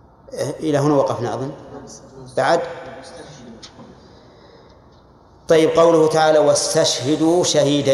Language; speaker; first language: Arabic; native; Arabic